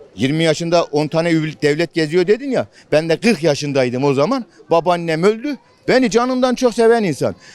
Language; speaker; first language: Turkish; native; Turkish